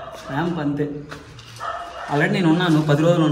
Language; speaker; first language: Telugu; native; Telugu